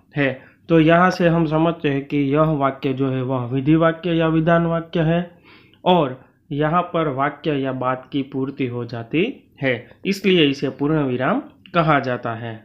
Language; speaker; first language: Hindi; non-native, local second language; Gujarati